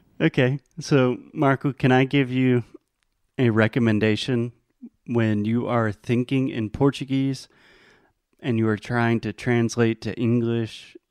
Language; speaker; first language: English; non-native, fluent; Portuguese